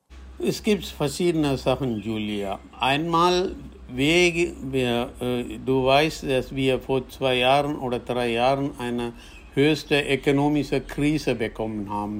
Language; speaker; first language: German; non-native, fluent; Tamil